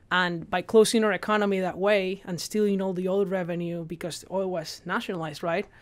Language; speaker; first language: English; non-native, fluent; Spanish